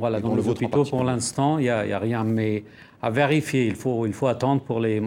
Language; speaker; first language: French; non-native, fluent; Persian